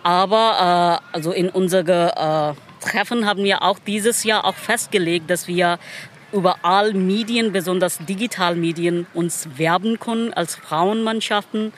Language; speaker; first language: German; non-native, learner; Pashto